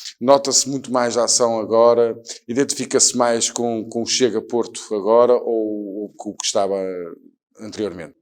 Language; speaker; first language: Portuguese; native; Portuguese